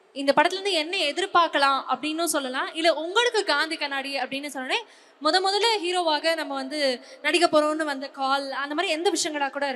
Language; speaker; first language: Tamil; native; Tamil